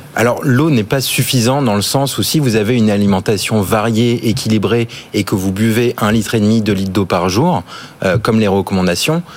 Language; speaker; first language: French; early bilingual, other home language; English